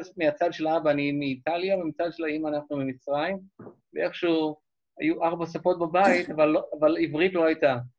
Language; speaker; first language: Hebrew; native; Hebrew